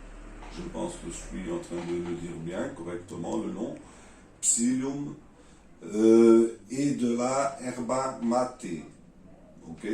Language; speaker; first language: French; non-native, learner; Portuguese